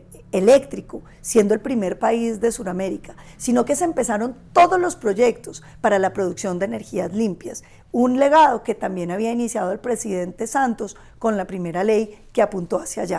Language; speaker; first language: Spanish; native; Spanish